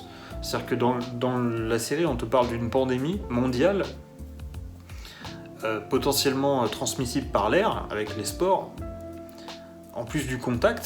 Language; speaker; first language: French; native; French